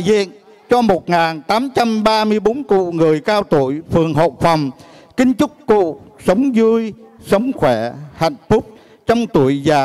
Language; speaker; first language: Vietnamese; native; Vietnamese